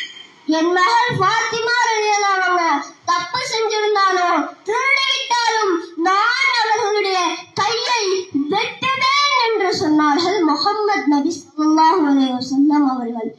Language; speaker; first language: Tamil; native; Tamil